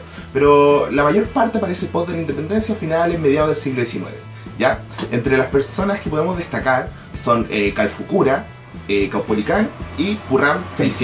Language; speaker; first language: Spanish; native; Spanish